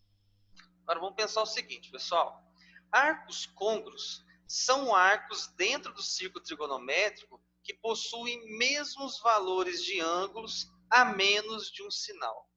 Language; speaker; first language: Portuguese; native; Portuguese